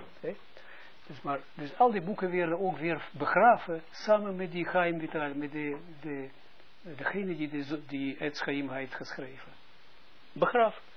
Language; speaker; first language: Dutch; non-native, fluent; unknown